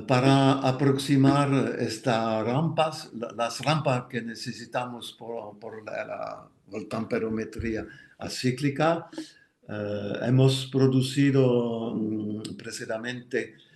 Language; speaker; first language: Spanish; non-native, fluent; French